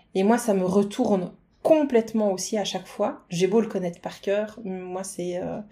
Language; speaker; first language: French; native; French